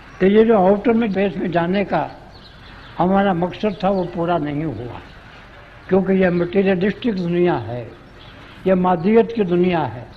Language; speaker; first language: Urdu; non-native, local second language; Punjabi